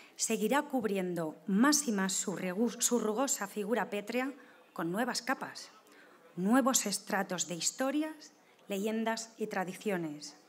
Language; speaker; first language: Spanish; native; Spanish